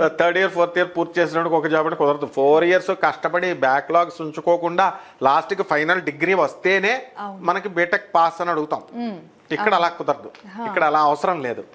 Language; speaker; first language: Telugu; native; Telugu